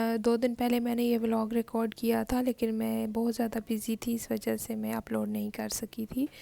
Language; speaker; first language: Urdu; native; Urdu